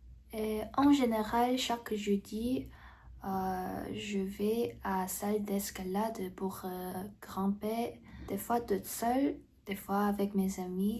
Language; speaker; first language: French; non-native, fluent; Korean